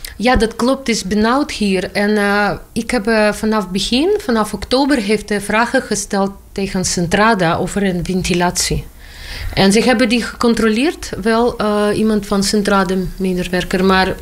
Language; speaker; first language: Dutch; non-native, local second language; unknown